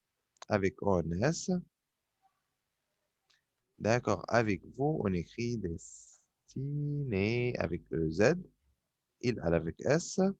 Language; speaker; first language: French; non-native, fluent; Arabic